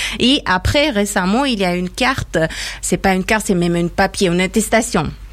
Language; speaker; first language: French; non-native, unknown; Persian